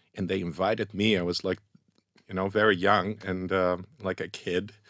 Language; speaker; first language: English; non-native, fluent; Dutch